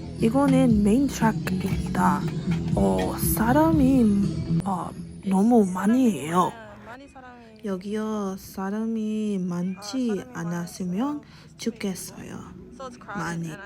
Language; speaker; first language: Korean; non-native, learner; English